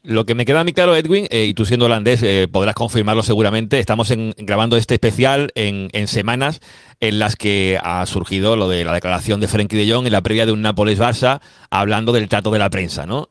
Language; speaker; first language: Spanish; native; Spanish